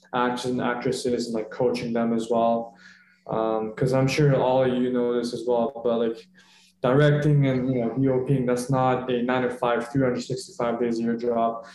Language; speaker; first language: English; early bilingual, other home language; Korean